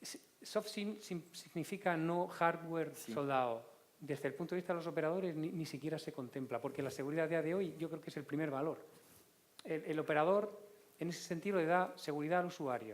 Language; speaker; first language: Spanish; native; Spanish